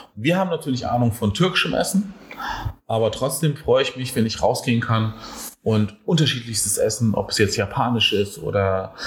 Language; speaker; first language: German; early bilingual, other home language; Turkish